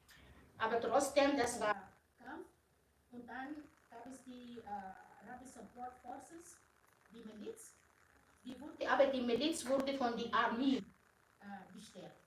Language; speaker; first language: German; non-native, fluent; Arabic